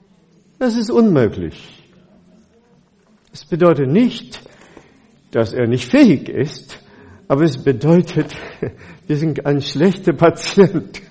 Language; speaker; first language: German; non-native, fluent; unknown